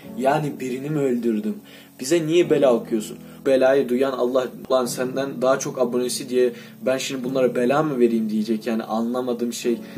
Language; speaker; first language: Turkish; non-native, fluent; Russian